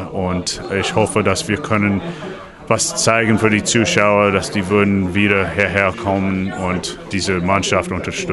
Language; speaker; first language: German; non-native, learner; English